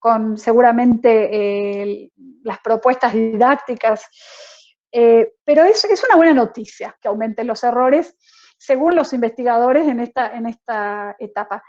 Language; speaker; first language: Spanish; native; Spanish